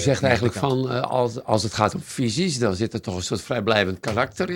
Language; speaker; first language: Dutch; native; Dutch